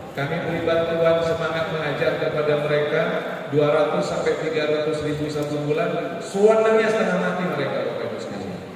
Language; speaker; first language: Indonesian; non-native, local second language; Madurese